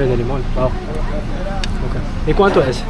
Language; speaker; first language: Spanish; non-native, learner; English